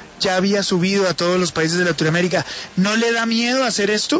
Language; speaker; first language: Spanish; native; Spanish